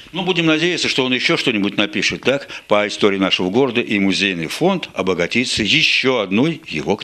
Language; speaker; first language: Russian; native; Russian